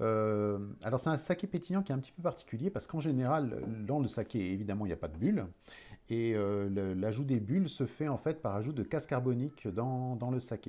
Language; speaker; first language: French; native; French